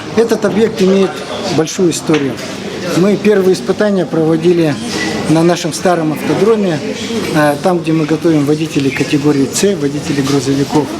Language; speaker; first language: Russian; native; Russian